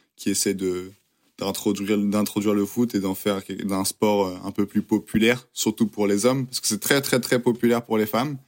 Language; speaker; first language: French; native; French